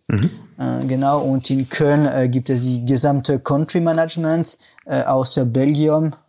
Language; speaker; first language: German; non-native, fluent; French